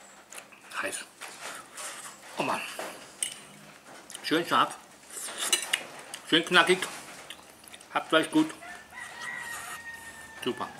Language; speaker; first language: German; native; German